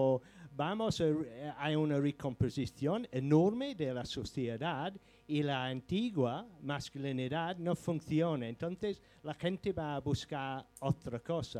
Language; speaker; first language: Spanish; non-native, fluent; English